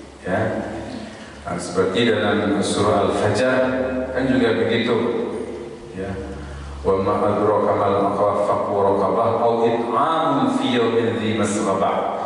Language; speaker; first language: Malay; non-native, local second language; Minangkabau